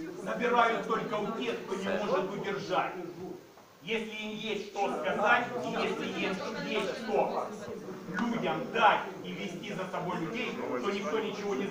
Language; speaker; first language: Ukrainian; non-native, local second language; Russian